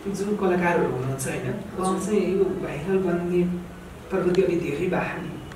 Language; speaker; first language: Nepali; native; Nepali